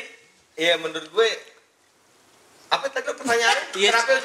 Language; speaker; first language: Indonesian; native; Indonesian